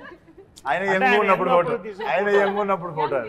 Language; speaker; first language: Telugu; native; Telugu